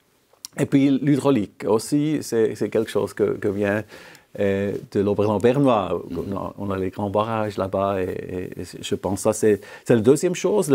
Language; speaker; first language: French; non-native, local second language; German